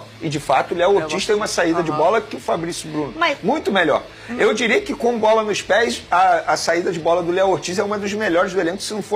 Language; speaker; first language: Portuguese; native; Portuguese